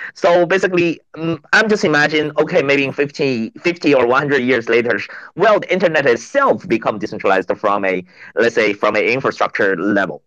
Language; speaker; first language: English; non-native, fluent; Chinese